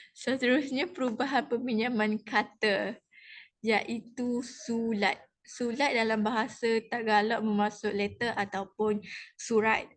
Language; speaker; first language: Malay; native; Malay